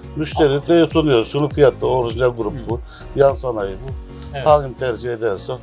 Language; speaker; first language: Turkish; native; Turkish